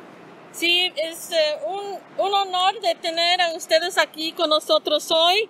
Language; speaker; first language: Spanish; early bilingual, other home language; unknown